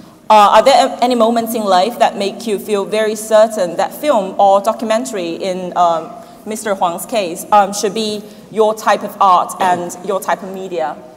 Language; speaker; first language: English; non-native, fluent; Chinese